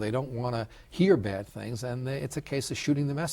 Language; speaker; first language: English; native; English